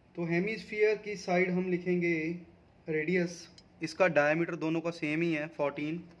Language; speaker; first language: Hindi; non-native, local second language; Punjabi